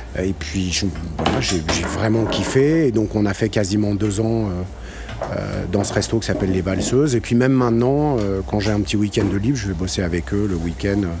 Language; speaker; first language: French; native; French